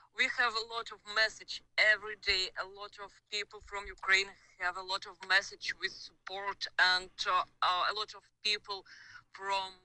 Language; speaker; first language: English; non-native, learner; Ukrainian